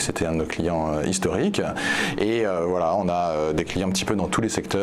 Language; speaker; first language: French; native; French